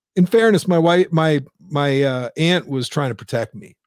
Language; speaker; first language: English; native; English